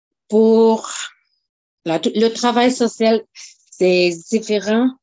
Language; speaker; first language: French; non-native, local second language; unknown